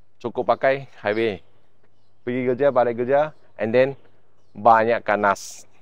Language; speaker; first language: Malay; non-native, local second language; Chinese